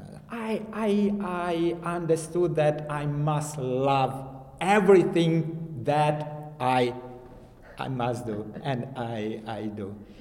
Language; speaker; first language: English; non-native, learner; Romanian